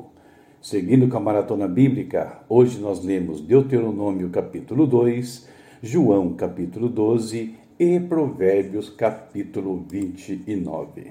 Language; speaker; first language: Portuguese; native; Portuguese